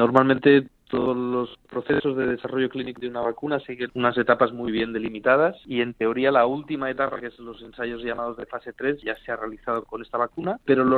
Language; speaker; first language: Spanish; native; Spanish